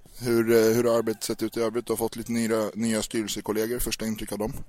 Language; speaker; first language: Swedish; native; Swedish